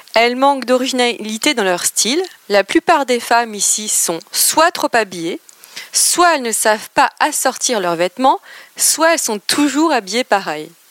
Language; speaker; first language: French; native; French